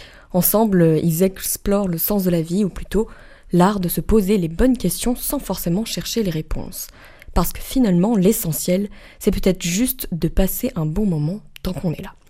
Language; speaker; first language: French; native; French